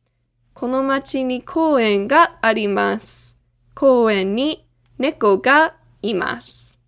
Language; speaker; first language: Japanese; non-native, fluent; English